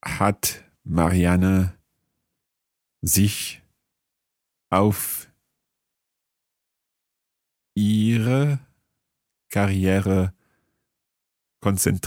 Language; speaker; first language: German; non-native, learner; English